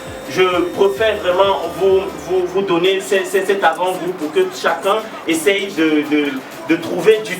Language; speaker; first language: French; native; French